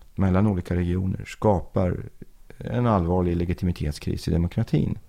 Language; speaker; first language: Swedish; early bilingual, other home language; Persian